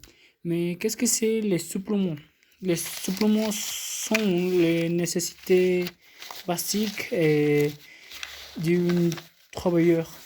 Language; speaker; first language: French; non-native, learner; Spanish